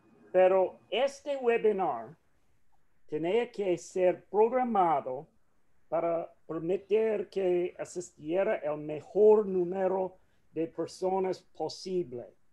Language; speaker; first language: Spanish; non-native, fluent; English